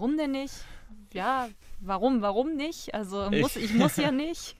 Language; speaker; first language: German; native; German